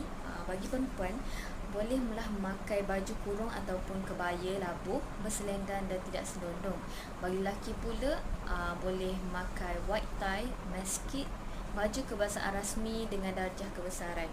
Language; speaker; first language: Malay; native; Malay